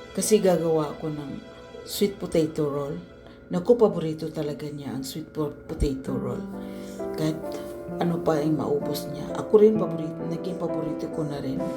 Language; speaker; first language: Filipino; non-native, local second language; Cebuano